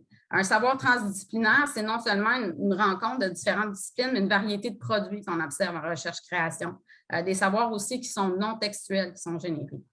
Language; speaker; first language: French; native; French